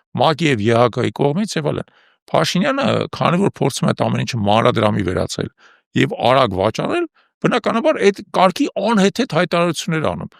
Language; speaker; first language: Armenian; native; Armenian